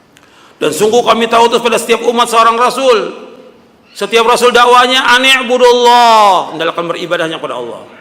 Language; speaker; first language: Indonesian; native; Indonesian